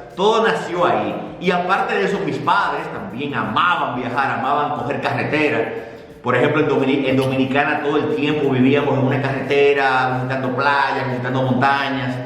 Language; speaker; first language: Spanish; native; Spanish